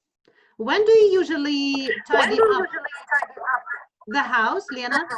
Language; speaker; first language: English; non-native, fluent; Russian